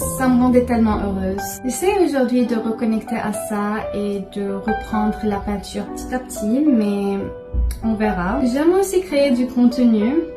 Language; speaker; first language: French; non-native, local second language; Arabic